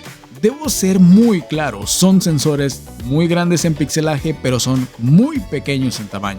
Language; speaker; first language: Spanish; native; Spanish